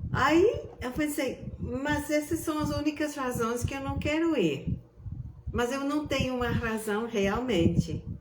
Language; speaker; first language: Portuguese; non-native, fluent; English